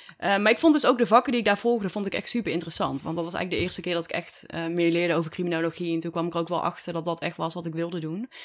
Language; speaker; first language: Dutch; native; Dutch